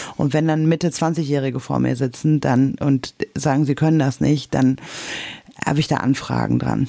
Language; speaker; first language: German; native; German